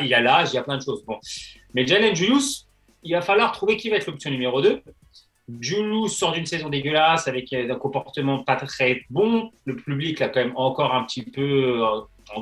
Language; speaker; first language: French; native; French